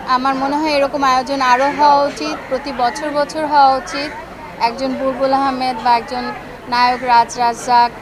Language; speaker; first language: Bangla; native; Bangla